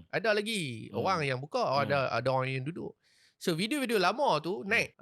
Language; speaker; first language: Malay; native; Malay